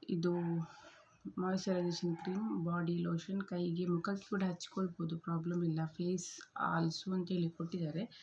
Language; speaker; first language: Kannada; native; Kannada